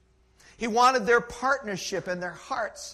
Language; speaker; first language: English; native; English